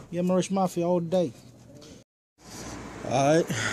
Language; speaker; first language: English; early bilingual, other home language; Arabic